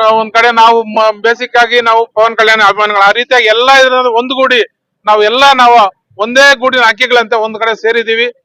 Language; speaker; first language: Kannada; non-native, local second language; Telugu